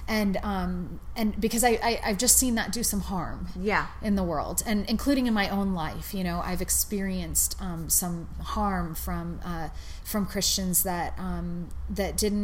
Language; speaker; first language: English; native; English